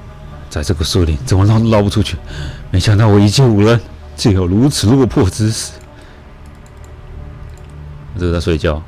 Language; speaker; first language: Chinese; native; Chinese